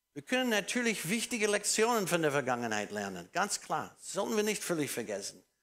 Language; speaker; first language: German; non-native, fluent; English